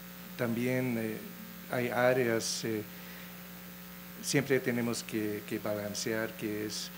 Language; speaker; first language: Spanish; non-native, fluent; English